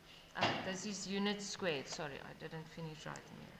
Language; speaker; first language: English; non-native, local second language; Afrikaans